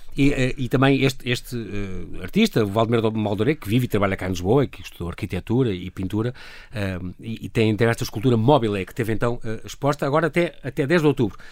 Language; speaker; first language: Portuguese; native; Portuguese